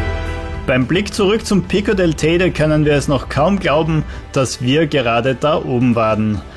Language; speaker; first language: German; native; German